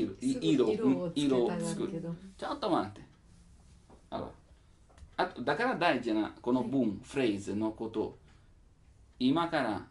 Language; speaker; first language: Japanese; non-native, learner; Italian